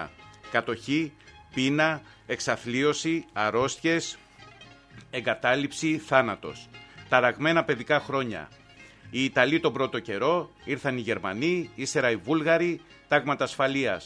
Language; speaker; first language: Greek; native; Greek